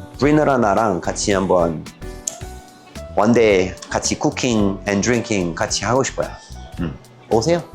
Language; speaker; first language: Korean; non-native, learner; French